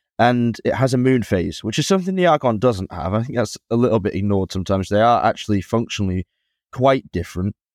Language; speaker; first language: English; native; English